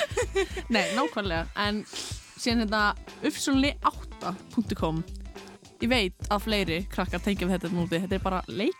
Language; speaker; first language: Icelandic; native; Icelandic